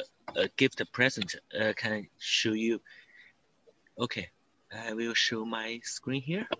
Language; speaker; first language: English; non-native, learner; Chinese